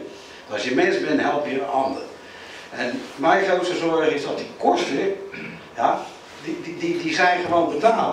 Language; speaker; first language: Dutch; native; Dutch